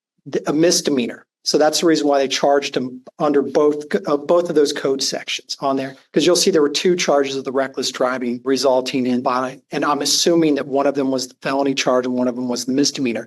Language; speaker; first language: English; native; English